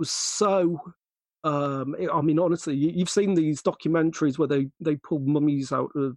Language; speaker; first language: English; native; English